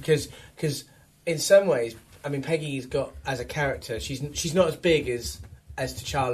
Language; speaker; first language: English; native; English